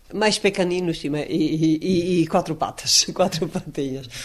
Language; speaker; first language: Portuguese; non-native, learner; Croatian